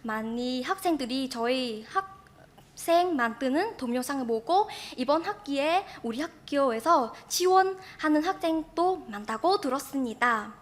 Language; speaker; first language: Korean; non-native, fluent; Vietnamese